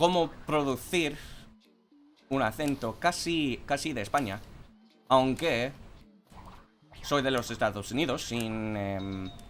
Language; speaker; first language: Spanish; non-native, fluent; English